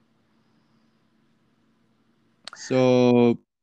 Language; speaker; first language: English; non-native, fluent; Portuguese